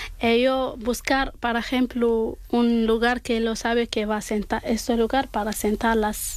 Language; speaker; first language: Spanish; non-native, learner; Arabic